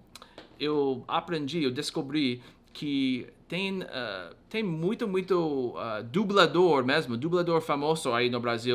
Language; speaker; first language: Portuguese; non-native, fluent; English